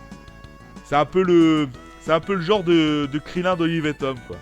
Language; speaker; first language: French; native; French